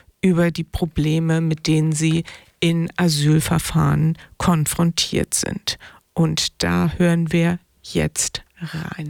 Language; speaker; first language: German; native; German